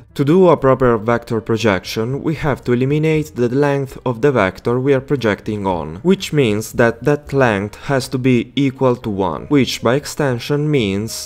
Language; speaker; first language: English; non-native, fluent; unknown